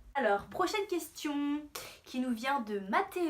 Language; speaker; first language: French; native; French